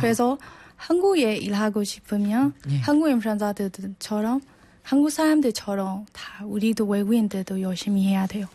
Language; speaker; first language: Korean; non-native, learner; Burmese